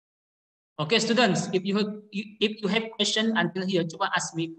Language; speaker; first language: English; non-native, learner; Indonesian